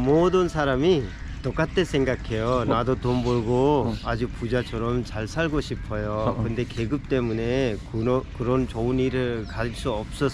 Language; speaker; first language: Korean; non-native, fluent; Hindi